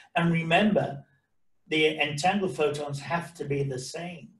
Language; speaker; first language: English; native; English